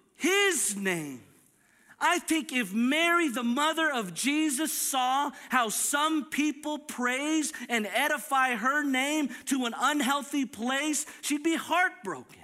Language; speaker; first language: English; early bilingual, other home language; Filipino